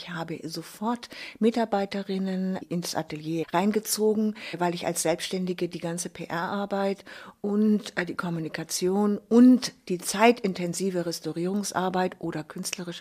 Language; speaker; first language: German; native; German